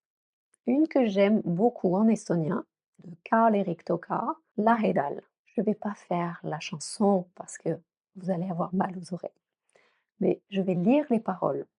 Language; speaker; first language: French; native; French